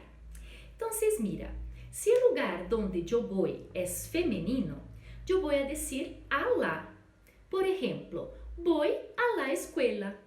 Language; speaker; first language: Spanish; non-native, fluent; Portuguese